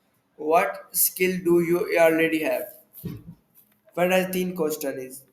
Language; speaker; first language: English; non-native, learner; Urdu